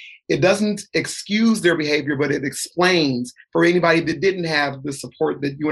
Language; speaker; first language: English; native; English